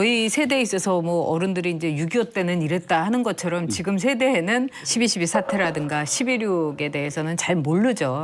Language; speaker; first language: Korean; native; Korean